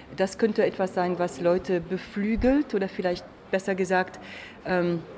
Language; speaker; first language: German; non-native, fluent; French